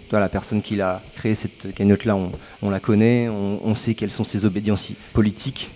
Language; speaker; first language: French; native; French